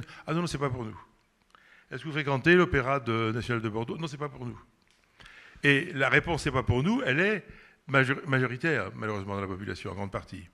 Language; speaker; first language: French; native; French